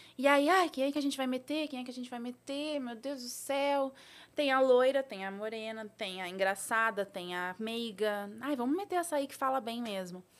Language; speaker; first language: Portuguese; native; Portuguese